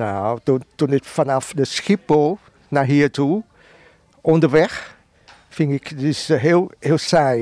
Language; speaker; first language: Dutch; non-native, learner; Vietnamese